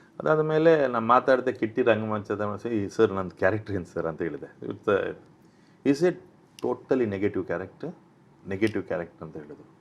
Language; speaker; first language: Kannada; non-native, local second language; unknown